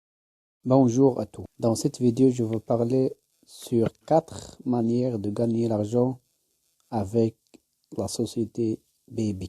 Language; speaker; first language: French; non-native, learner; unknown